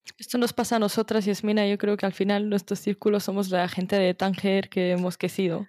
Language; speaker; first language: Spanish; non-native, fluent; Arabic